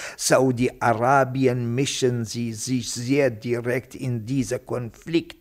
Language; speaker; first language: German; non-native, fluent; Kurdish